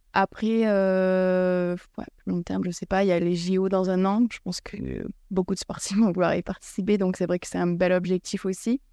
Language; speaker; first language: French; native; French